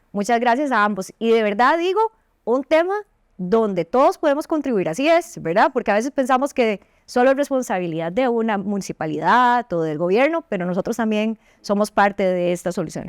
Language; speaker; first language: Spanish; native; Spanish